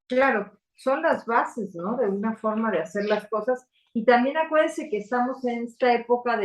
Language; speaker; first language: Spanish; native; Spanish